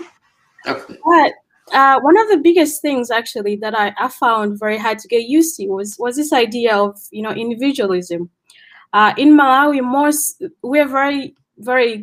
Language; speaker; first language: English; non-native, local second language; Nyanja